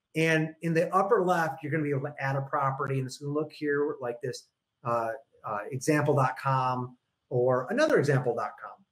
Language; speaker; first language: English; native; English